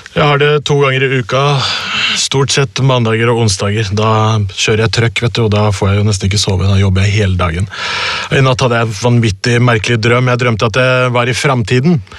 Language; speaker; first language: Norwegian; early bilingual, other home language; Urdu